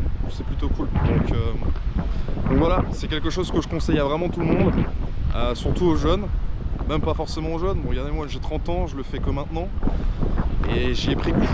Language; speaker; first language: French; native; French